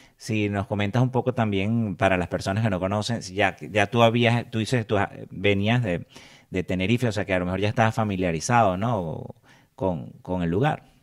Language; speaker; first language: Spanish; native; Spanish